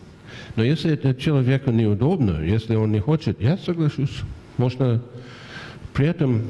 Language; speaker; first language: Russian; non-native, fluent; English